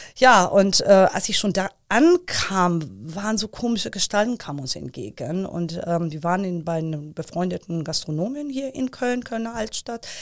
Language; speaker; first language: German; early bilingual, other home language; Persian